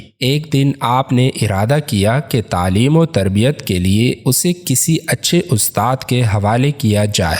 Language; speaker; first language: Urdu; native; Urdu